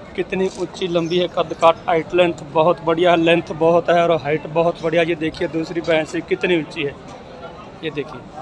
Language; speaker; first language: Hindi; non-native, local second language; Punjabi